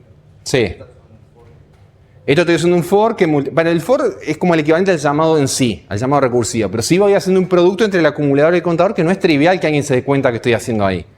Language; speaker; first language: Spanish; native; Spanish